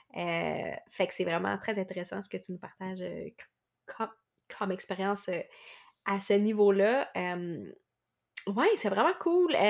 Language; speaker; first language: French; native; French